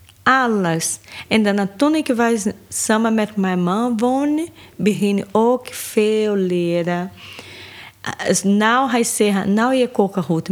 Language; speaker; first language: Dutch; non-native, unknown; Portuguese